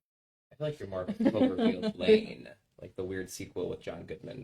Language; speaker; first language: English; native; English